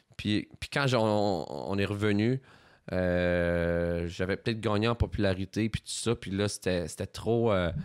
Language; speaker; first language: French; native; French